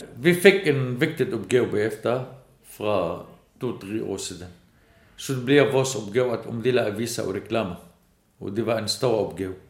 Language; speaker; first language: Danish; non-native, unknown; Arabic